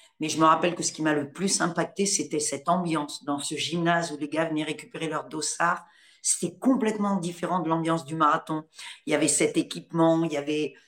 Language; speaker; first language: French; native; French